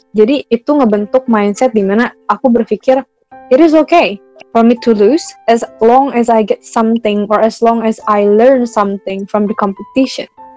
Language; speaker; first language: English; non-native, fluent; Indonesian